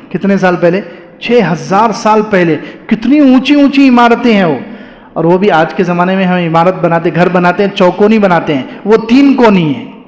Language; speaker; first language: Urdu; native; Urdu